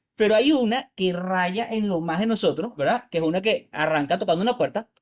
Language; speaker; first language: Spanish; native; Spanish